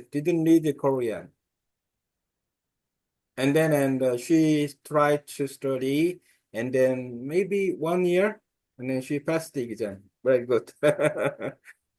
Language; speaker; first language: English; non-native, learner; Korean